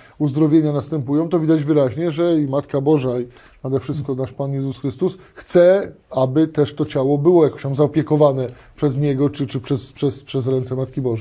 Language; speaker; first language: Polish; native; Polish